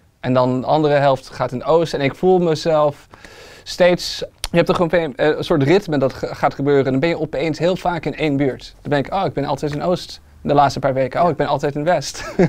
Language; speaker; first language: Dutch; early bilingual, other home language; English